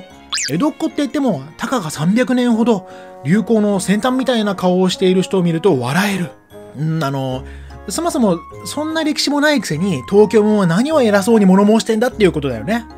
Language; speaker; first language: Japanese; native; Japanese